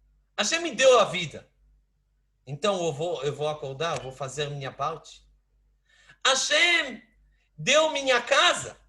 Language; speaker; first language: Portuguese; non-native, fluent; Hebrew